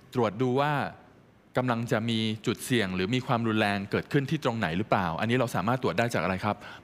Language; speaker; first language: Thai; native; Thai